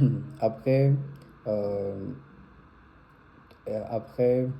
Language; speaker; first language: French; non-native, learner; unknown